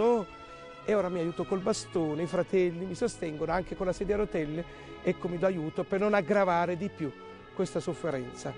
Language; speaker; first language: Italian; native; Italian